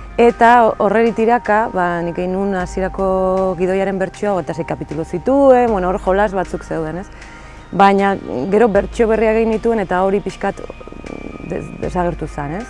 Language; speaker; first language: Basque; native; Basque